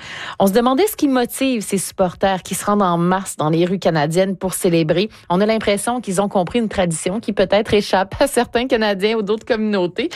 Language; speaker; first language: French; native; French